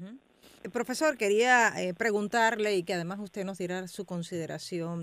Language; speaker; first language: Spanish; native; Spanish